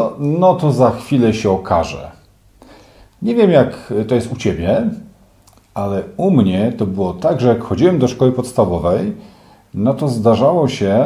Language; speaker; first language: Polish; native; Polish